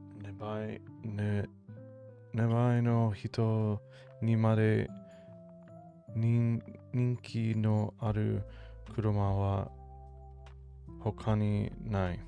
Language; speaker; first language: Japanese; non-native, learner; English